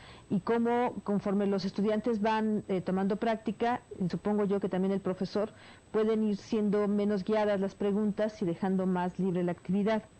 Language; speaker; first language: Spanish; native; Spanish